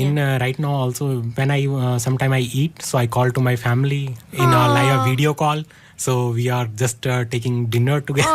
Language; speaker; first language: English; non-native, learner; Hindi